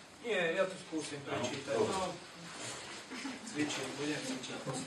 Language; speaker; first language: Slovak; non-native, learner; Hungarian